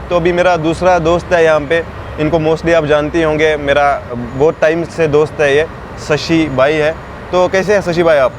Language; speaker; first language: Hindi; non-native, local second language; Kashmiri